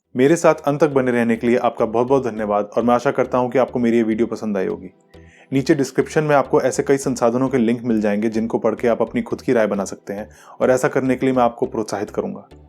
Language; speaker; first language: Hindi; native; Hindi